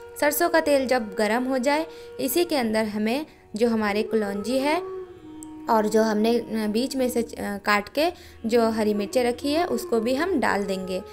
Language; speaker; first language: Hindi; non-native, local second language; Bangla